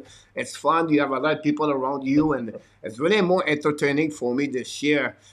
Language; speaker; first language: English; non-native, fluent; French